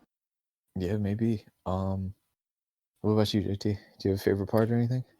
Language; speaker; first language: English; native; English